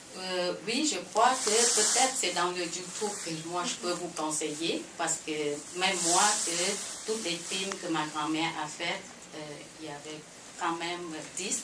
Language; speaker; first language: French; non-native, fluent; Khmer